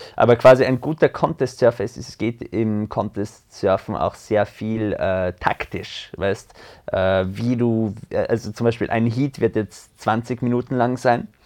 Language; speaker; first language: German; early bilingual, other home language; French